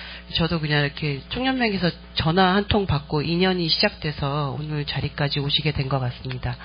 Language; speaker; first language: Korean; native; Korean